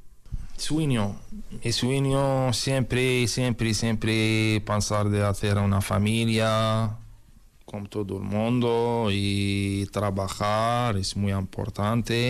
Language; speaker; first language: Spanish; non-native, learner; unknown